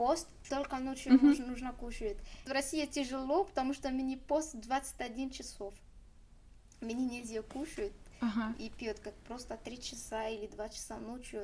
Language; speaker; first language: Russian; non-native, learner; Arabic